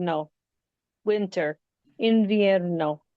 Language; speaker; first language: Spanish; non-native, learner; English